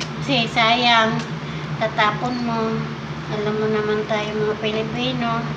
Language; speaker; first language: Filipino; non-native, local second language; Cebuano